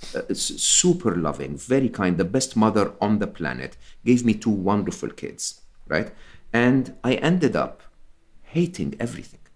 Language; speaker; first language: English; non-native, fluent; Arabic